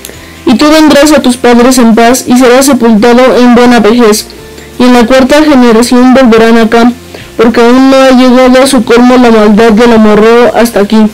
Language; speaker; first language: Spanish; native; Spanish